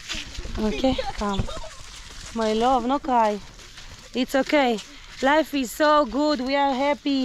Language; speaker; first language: English; non-native, learner; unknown